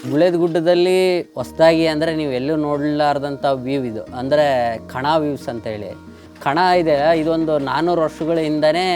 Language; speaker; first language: Kannada; native; Kannada